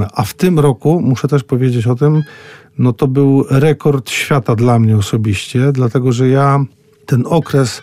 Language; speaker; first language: Polish; native; Polish